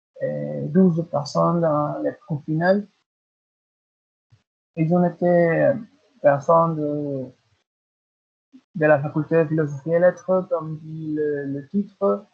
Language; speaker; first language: French; non-native, learner; Spanish